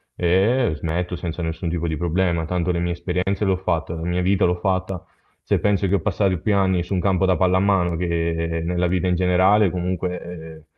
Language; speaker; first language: Italian; native; Italian